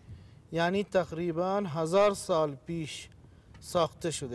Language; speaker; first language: Persian; non-native, learner; Urdu